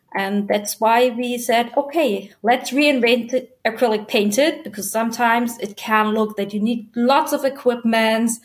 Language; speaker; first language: English; non-native, fluent; German